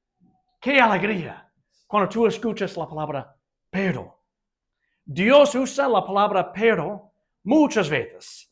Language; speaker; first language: Spanish; non-native, fluent; English